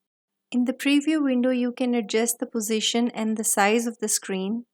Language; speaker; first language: English; non-native, local second language; Hindi